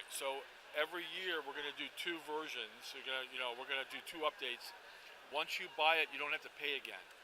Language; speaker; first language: English; native; English